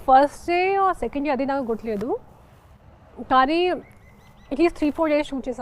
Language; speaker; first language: Telugu; non-native, fluent; Hindi